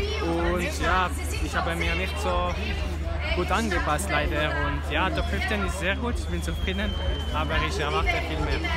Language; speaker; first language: German; non-native, fluent; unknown